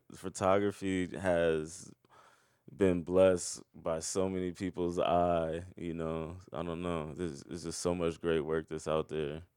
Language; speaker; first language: English; native; English